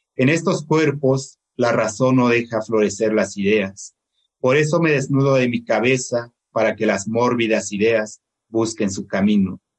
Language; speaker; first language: Spanish; non-native, local second language; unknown